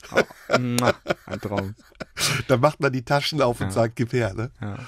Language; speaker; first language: German; native; German